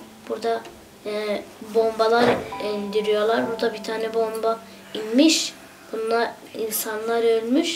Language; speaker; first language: Turkish; early bilingual, other home language; Arabic